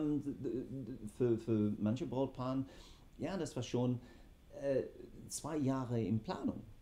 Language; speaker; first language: German; non-native, fluent; English